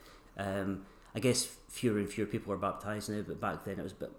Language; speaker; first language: English; native; English